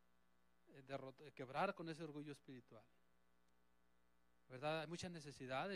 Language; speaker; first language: Spanish; native; Spanish